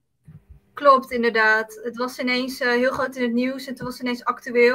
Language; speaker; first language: Dutch; early bilingual, other home language; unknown